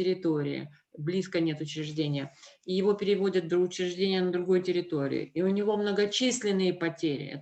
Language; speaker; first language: Russian; native; Russian